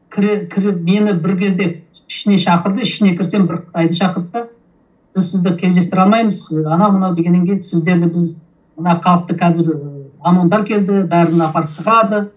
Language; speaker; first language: Kazakh; early bilingual, heritage; Kazakh